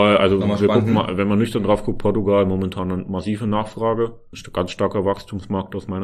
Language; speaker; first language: German; native; German